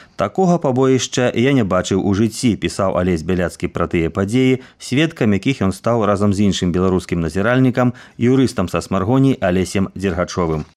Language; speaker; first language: Belarusian; native; Belarusian